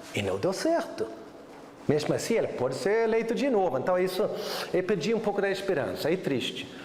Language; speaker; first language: Portuguese; non-native, fluent; Swedish